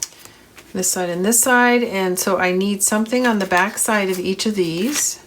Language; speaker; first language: English; native; English